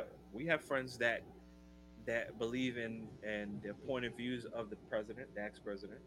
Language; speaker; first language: English; native; English